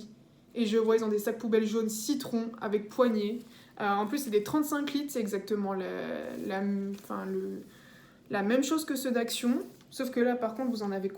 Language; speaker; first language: French; native; French